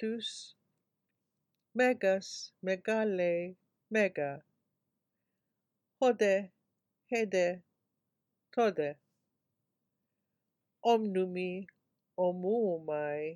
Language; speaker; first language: Greek; non-native, fluent; English